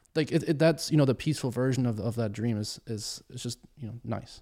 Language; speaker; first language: English; early bilingual, other home language; German